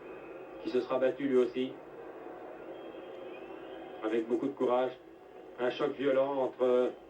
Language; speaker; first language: French; native; French